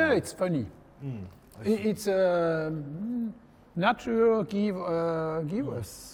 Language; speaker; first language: English; non-native, learner; French